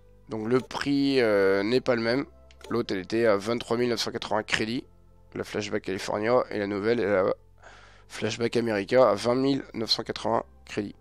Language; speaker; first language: French; native; French